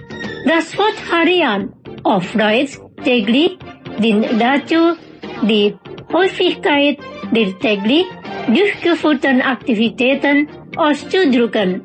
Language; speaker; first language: German; non-native, fluent; Indonesian